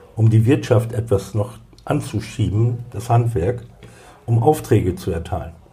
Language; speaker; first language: German; native; German